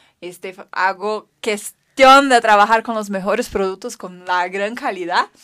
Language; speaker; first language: Spanish; non-native, fluent; Portuguese